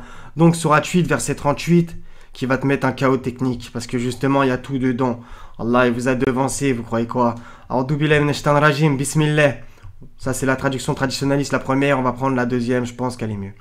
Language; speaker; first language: French; native; French